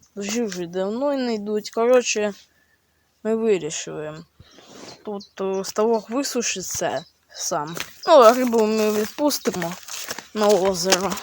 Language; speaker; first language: Ukrainian; non-native, local second language; Russian